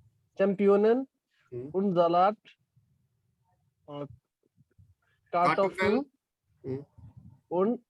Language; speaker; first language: German; non-native, learner; Hindi